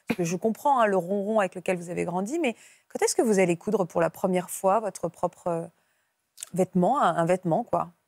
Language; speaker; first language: French; native; French